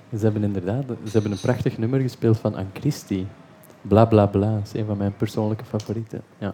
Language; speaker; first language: Dutch; non-native, fluent; French